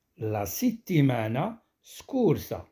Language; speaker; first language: Italian; non-native, fluent; Arabic